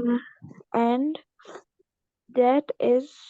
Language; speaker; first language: English; non-native, local second language; Urdu